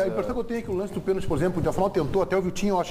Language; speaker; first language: Portuguese; native; Portuguese